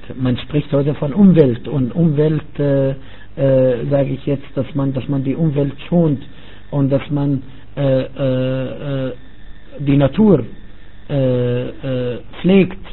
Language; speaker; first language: German; non-native, fluent; Arabic